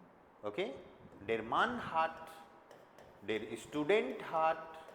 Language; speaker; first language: German; non-native, fluent; Hindi